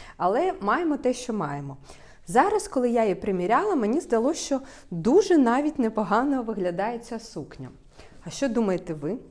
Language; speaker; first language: Ukrainian; non-native, local second language; Russian